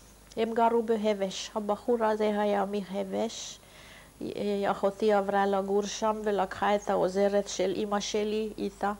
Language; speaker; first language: Hebrew; non-native, fluent; Hungarian